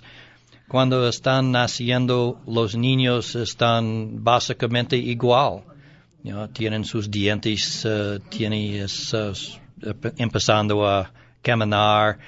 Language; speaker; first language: Spanish; non-native, learner; English